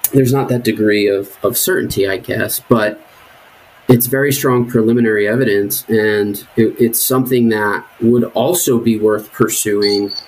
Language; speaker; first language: English; native; English